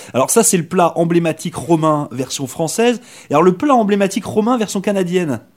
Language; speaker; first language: French; native; French